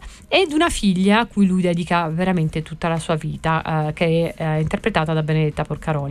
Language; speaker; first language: Italian; native; Italian